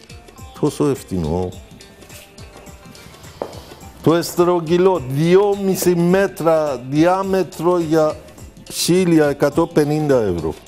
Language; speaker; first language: Greek; non-native, learner; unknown